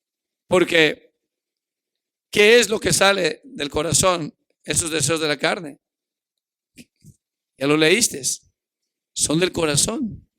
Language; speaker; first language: Spanish; native; Spanish